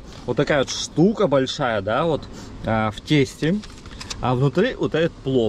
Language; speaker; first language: Russian; native; Russian